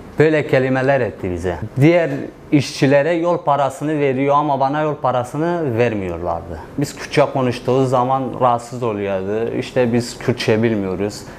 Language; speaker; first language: Turkish; non-native, local second language; Kurdish